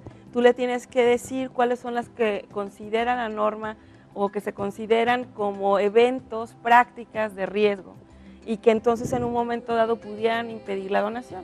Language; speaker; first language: Spanish; native; Spanish